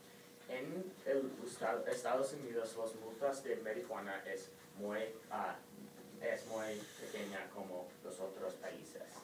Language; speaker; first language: Spanish; non-native, learner; English